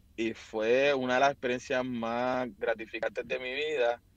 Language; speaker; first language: Spanish; native; Spanish